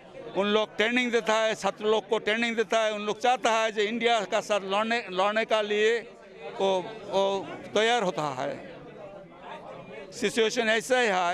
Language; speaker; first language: Hindi; non-native, learner; Bangla